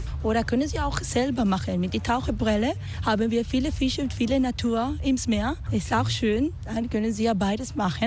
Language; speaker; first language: German; non-native, learner; Spanish